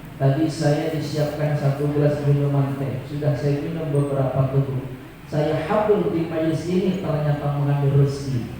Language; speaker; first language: Indonesian; non-native, local second language; Minangkabau